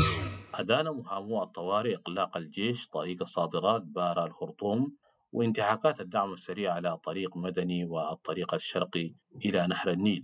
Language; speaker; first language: Arabic; native; Arabic